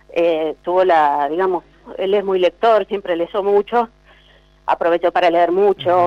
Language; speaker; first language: Spanish; native; Spanish